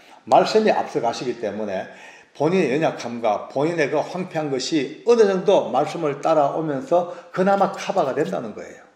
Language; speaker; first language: Korean; native; Korean